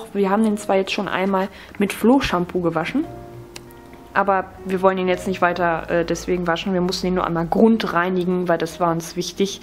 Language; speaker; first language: German; native; German